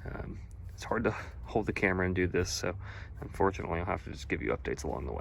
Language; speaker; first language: English; native; English